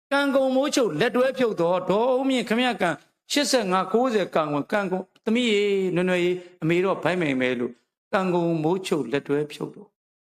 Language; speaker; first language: Burmese; native; Burmese